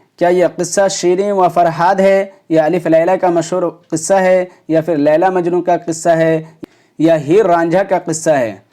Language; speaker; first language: Urdu; native; Urdu